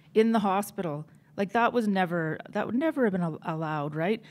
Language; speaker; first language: English; native; English